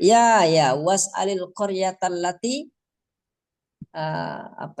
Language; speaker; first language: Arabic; non-native, fluent; Indonesian